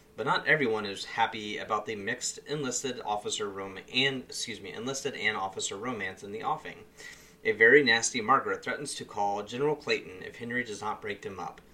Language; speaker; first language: English; native; English